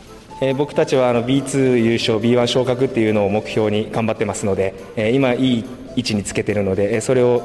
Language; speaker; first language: Japanese; native; Japanese